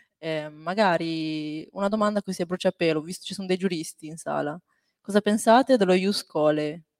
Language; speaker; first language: Italian; early bilingual, other home language; Chinese